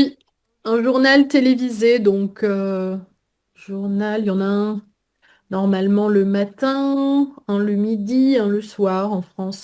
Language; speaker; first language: French; native; French